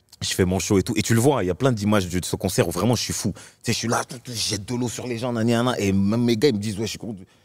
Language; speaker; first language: French; native; French